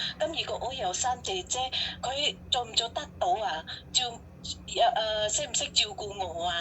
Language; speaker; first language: Cantonese; non-native, fluent; Indonesian